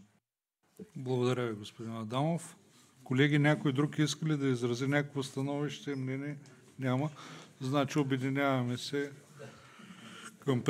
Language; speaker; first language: Bulgarian; native; Bulgarian